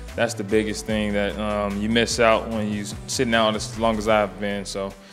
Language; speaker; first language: English; native; English